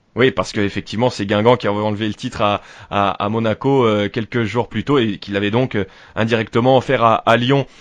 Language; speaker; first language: French; native; French